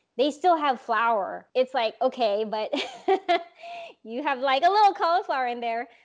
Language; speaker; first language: English; non-native, local second language; Filipino